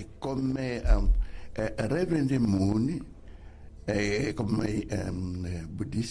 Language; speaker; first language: Italian; non-native, learner; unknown